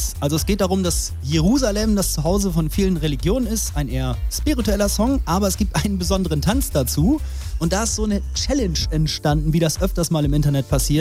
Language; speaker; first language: German; native; German